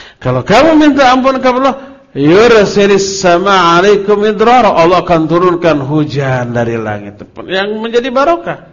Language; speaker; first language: Indonesian; non-native, local second language; Sundanese